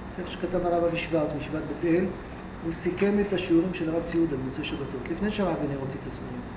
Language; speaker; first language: Hebrew; native; Hebrew